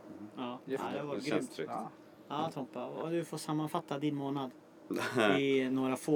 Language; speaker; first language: Swedish; native; Swedish